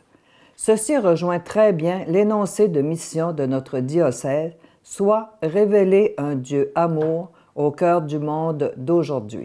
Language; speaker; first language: French; native; French